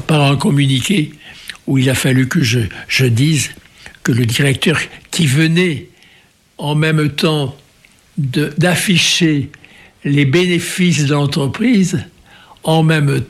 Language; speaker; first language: French; native; French